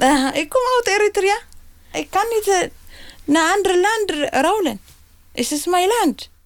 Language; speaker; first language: Dutch; non-native, learner; Tigrinya